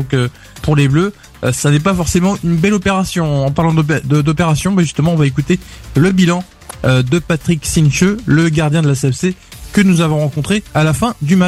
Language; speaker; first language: French; native; French